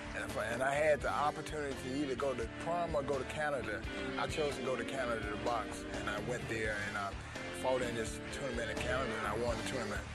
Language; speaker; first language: English; native; English